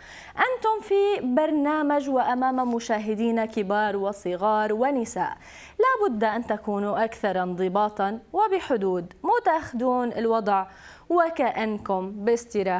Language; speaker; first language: Arabic; native; Arabic